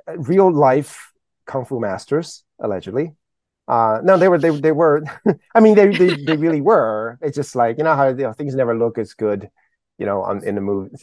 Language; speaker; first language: English; early bilingual, other home language; Chinese